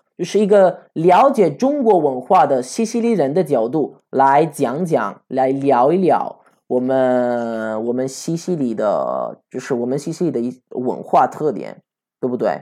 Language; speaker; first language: Chinese; non-native, fluent; Italian